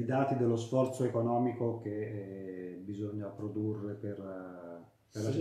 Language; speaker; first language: Italian; native; Italian